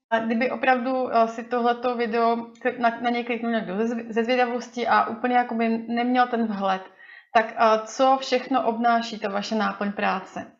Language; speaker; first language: Czech; native; Czech